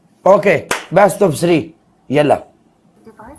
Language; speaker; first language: Arabic; non-native, learner; Punjabi